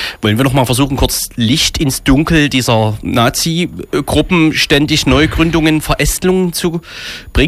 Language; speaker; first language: German; native; German